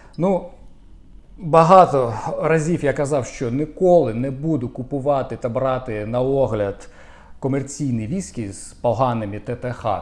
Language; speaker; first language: Ukrainian; non-native, local second language; Russian